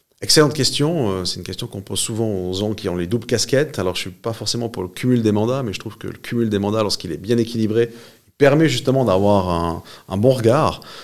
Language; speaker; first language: French; native; French